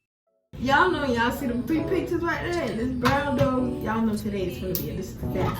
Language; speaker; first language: English; native; English